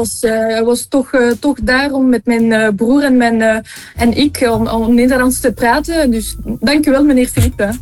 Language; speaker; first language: Dutch; non-native, local second language; French